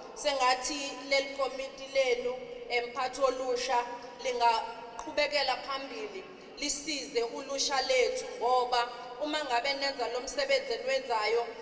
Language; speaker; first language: Zulu; native; Zulu